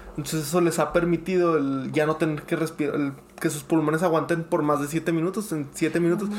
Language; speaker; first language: Spanish; early bilingual, heritage; Spanish